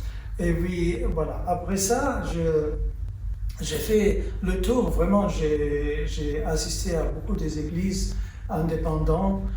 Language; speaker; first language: French; early bilingual, heritage; French